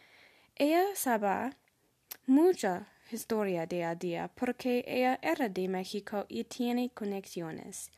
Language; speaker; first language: Spanish; non-native, learner; English